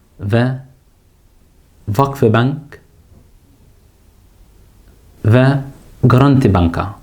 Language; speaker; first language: Turkish; non-native, fluent; Arabic